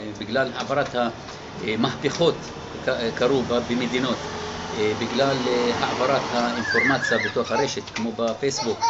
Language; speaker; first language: Hebrew; non-native, local second language; Arabic